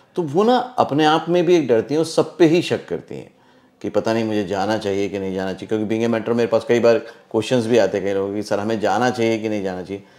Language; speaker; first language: Hindi; native; Hindi